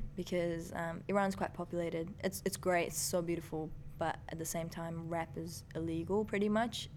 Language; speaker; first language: English; early bilingual, other home language; Persian